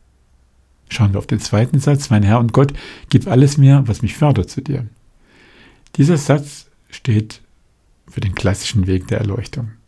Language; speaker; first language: German; native; German